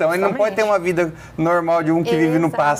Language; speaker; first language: Portuguese; native; Portuguese